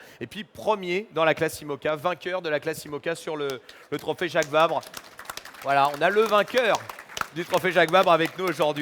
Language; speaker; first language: French; native; French